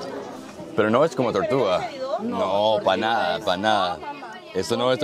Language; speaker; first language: Spanish; early bilingual, heritage; Spanish